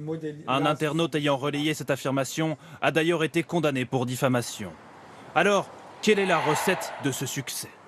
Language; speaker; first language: French; native; French